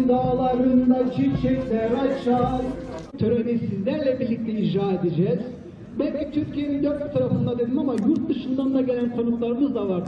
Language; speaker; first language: Turkish; native; Turkish